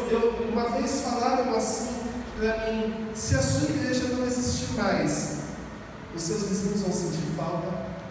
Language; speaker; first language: Portuguese; native; Portuguese